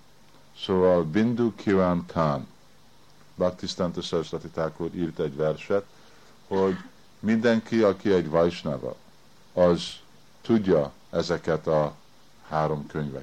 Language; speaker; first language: Hungarian; early bilingual, heritage; Hungarian